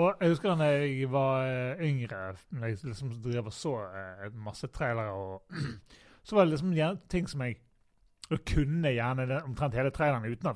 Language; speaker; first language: Norwegian; native; Norwegian